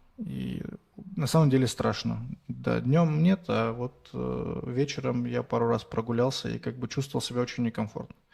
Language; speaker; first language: Russian; native; Russian